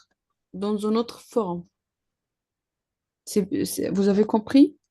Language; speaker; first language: French; non-native, learner; Arabic